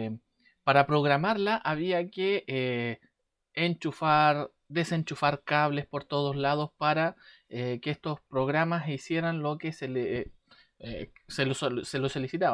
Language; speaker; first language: Spanish; native; Spanish